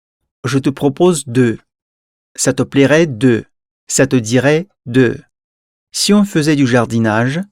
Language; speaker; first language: French; non-native, fluent; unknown